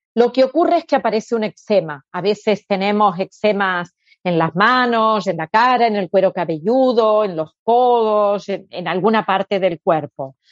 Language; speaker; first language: Spanish; native; Spanish